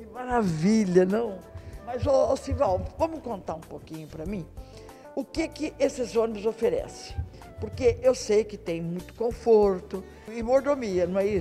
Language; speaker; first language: Portuguese; native; Portuguese